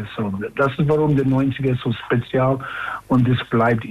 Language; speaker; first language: German; non-native, learner; English